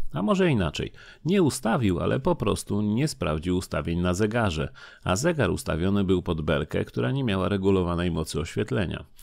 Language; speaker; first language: Polish; native; Polish